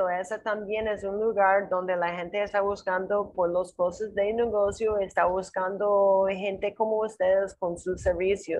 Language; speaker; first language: Spanish; non-native, learner; English